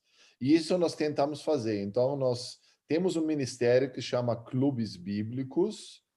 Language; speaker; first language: Portuguese; early bilingual, other home language; German